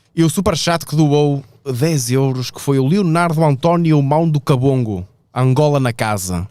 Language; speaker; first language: Portuguese; native; Portuguese